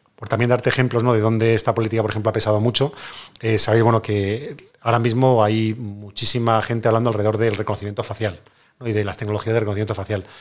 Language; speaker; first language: Spanish; native; Spanish